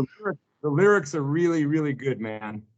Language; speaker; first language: English; native; English